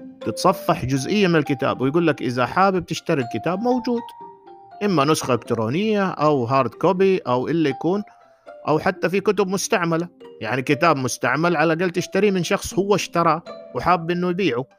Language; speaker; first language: Arabic; native; Arabic